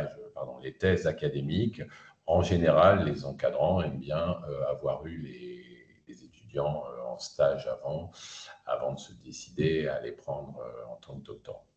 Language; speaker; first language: French; native; French